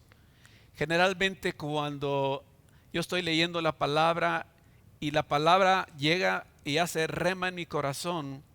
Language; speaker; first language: Spanish; native; Spanish